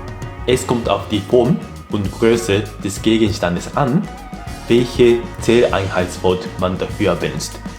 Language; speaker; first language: German; non-native, fluent; Japanese